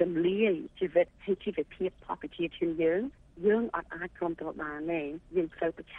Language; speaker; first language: Khmer; early bilingual, heritage; Khmer